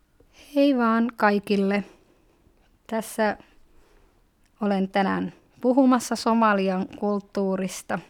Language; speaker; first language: Finnish; early bilingual, other home language; Somali